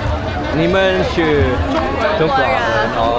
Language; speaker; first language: Chinese; non-native, learner; Lao